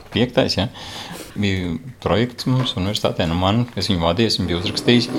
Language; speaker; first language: Latvian; native; Latvian